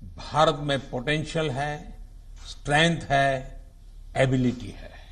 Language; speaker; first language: Hindi; non-native, local second language; Gujarati